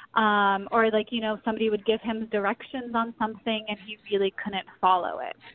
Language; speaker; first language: English; native; English